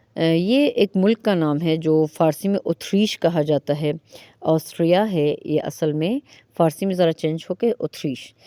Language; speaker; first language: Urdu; non-native, fluent; Persian